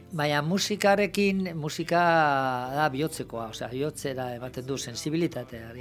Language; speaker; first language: Basque; non-native, local second language; Spanish